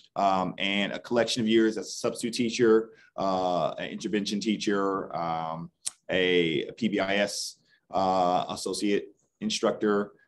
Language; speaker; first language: English; native; English